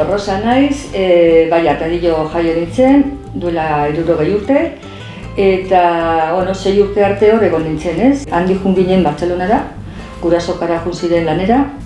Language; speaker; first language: Basque; non-native, local second language; Spanish